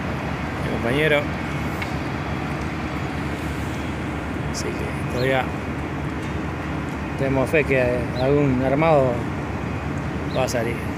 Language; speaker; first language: Spanish; native; Spanish